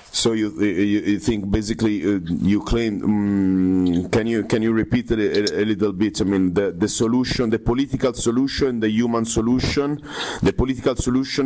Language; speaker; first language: English; non-native, fluent; Italian